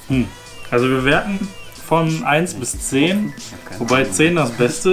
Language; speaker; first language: German; native; German